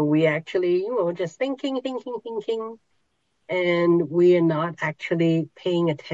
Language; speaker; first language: English; non-native, local second language; Cantonese